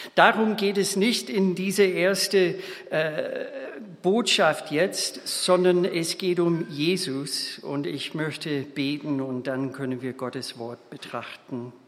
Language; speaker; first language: German; non-native, fluent; English